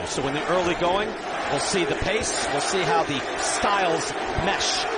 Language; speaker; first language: English; native; English